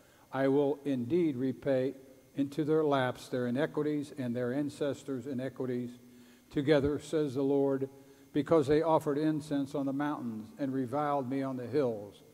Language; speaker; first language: English; native; English